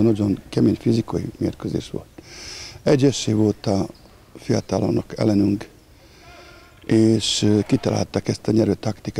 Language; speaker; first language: Hungarian; non-native, fluent; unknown